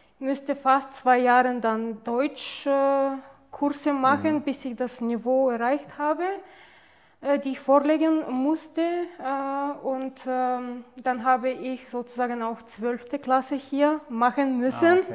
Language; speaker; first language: German; non-native, fluent; Bulgarian